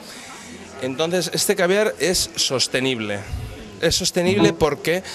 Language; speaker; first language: Spanish; native; Spanish